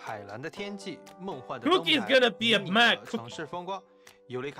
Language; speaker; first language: Chinese; native; Chinese